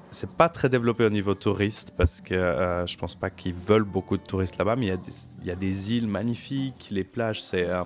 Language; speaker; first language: French; native; French